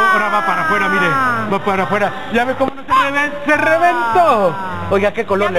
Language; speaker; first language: Spanish; native; Spanish